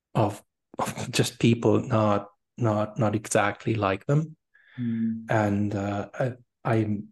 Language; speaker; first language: English; non-native, fluent; German